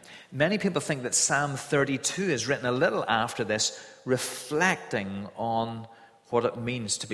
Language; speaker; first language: English; native; English